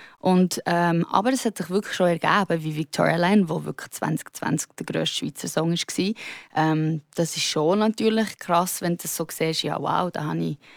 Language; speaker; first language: German; native; German